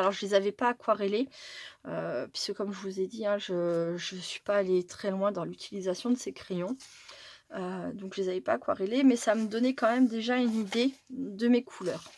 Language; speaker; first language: French; native; French